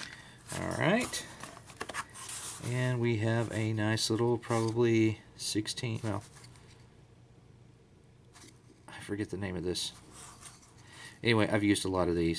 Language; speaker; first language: English; native; English